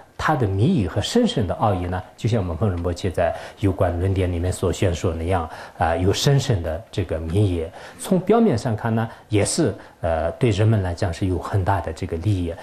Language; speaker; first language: Chinese; non-native, local second language; Tibetan